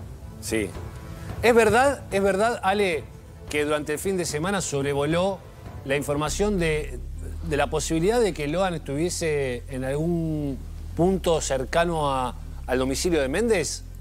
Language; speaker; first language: Spanish; native; Spanish